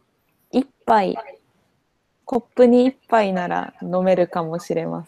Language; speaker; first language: Japanese; non-native, fluent; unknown